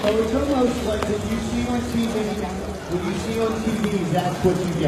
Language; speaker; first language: English; native; English